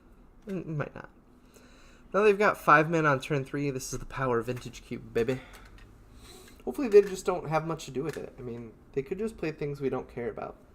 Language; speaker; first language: English; native; English